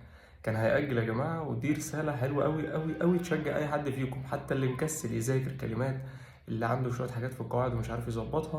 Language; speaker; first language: Arabic; native; Arabic